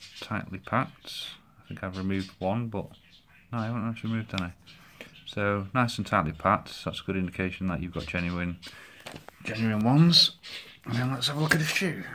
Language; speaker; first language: English; native; English